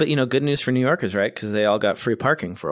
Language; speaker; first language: English; native; English